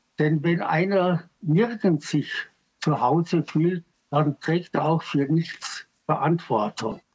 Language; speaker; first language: German; native; German